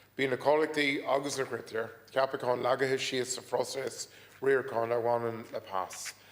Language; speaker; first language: Irish; non-native, local second language; English